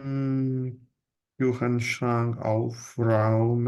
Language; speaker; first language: German; non-native, learner; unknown